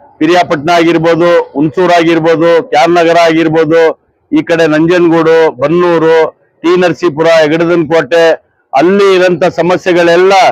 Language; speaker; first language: Kannada; non-native, local second language; Urdu